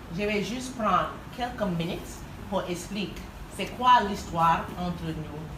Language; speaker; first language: French; non-native, learner; English